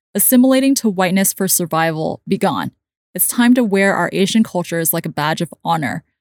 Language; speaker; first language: English; non-native, local second language; Cantonese